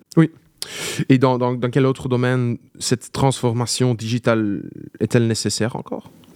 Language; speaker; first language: French; non-native, local second language; Dutch